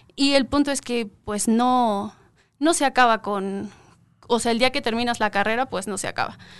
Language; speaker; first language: Spanish; native; Spanish